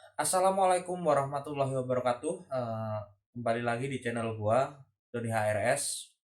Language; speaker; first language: Indonesian; non-native, local second language; Javanese